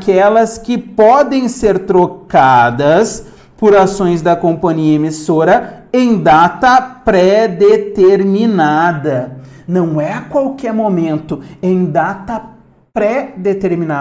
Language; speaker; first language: Portuguese; native; Portuguese